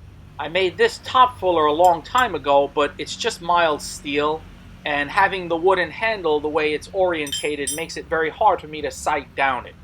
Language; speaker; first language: English; native; English